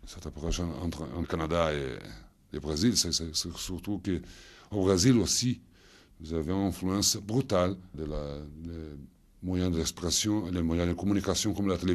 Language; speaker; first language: French; non-native, fluent; Portuguese